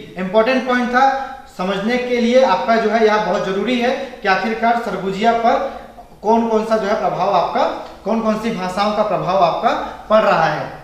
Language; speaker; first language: Hindi; native; Hindi